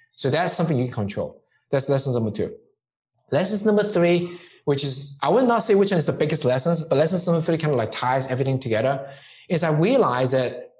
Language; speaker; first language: English; non-native, local second language; Cantonese